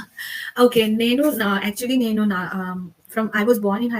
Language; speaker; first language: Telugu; non-native, local second language; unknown